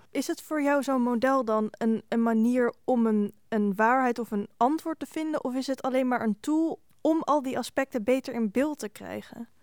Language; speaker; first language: Dutch; native; Dutch